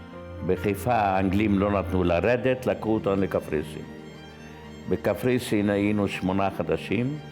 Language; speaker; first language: Hebrew; non-native, fluent; Yiddish